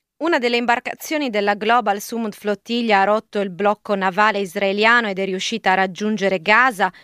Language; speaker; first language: Italian; native; Italian